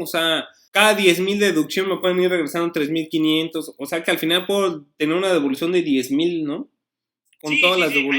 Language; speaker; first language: Spanish; native; Spanish